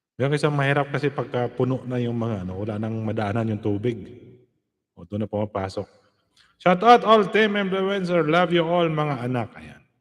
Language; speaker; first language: Filipino; non-native, local second language; Hiligaynon